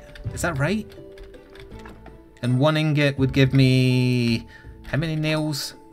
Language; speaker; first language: English; native; English